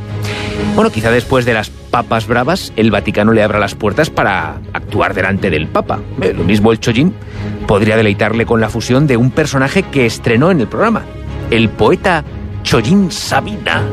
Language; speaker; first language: Spanish; native; Spanish